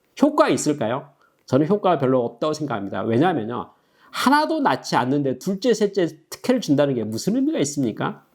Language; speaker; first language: Korean; native; Korean